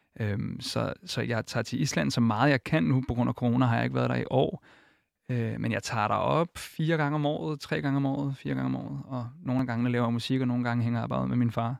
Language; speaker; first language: Danish; early bilingual, other home language; Icelandic